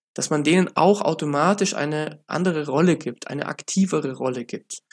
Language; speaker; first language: German; native; German